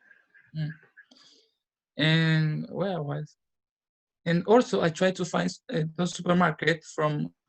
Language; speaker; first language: English; non-native, learner; Spanish